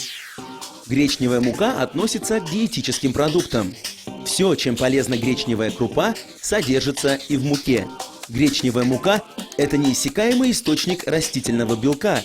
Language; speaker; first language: Russian; native; Russian